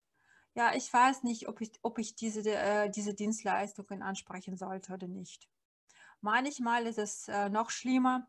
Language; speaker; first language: German; non-native, fluent; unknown